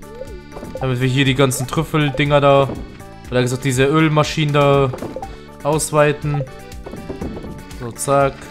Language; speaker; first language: German; native; German